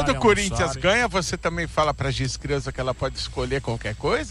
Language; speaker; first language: Portuguese; native; Portuguese